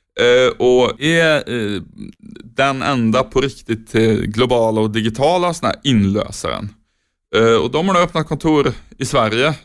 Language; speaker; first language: Swedish; native; Swedish